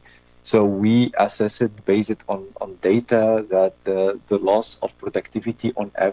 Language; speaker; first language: English; non-native, fluent; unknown